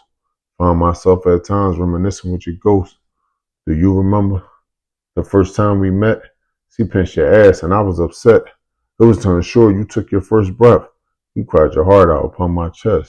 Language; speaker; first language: English; native; English